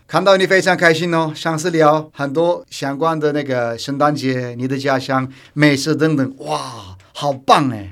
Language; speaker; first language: Chinese; non-native, fluent; Turkish